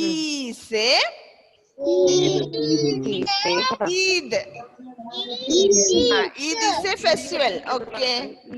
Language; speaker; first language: English; non-native, fluent; Malayalam